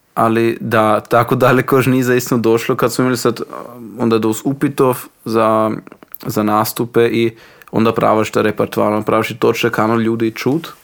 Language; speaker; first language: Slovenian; non-native, learner; Croatian